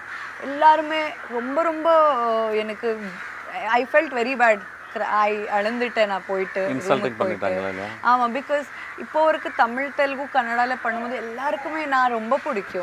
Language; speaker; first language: Tamil; non-native, fluent; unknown